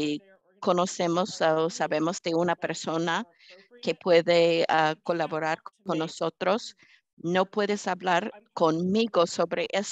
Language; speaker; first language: Spanish; early bilingual, heritage; English